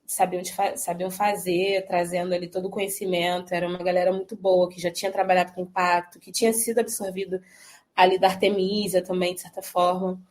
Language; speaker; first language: Portuguese; native; Portuguese